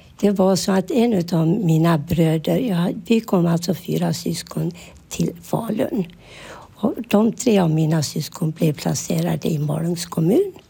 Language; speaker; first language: Swedish; early bilingual, other home language; Finnish